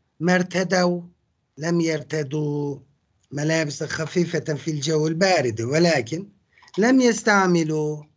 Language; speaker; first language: Arabic; non-native, fluent; Turkish